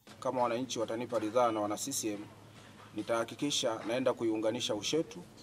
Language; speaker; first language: Swahili; native; Swahili